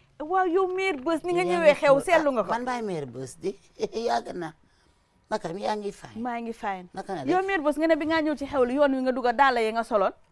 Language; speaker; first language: Wolof; native; Wolof